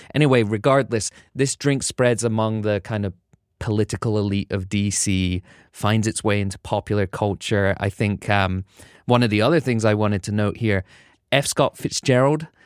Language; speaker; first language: English; native; English